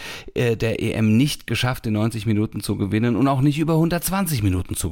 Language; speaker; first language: German; native; German